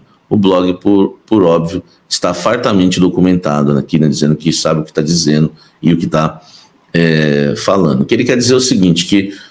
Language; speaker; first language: Portuguese; native; Portuguese